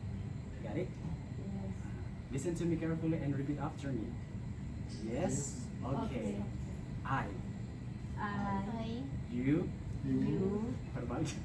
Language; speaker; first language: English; non-native, fluent; Indonesian